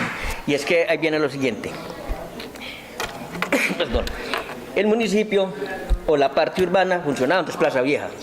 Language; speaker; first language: Spanish; native; Spanish